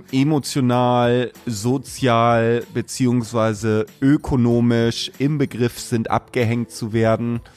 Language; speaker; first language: German; native; German